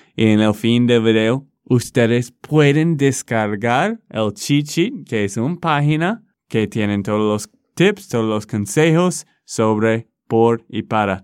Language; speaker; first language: Spanish; non-native, fluent; English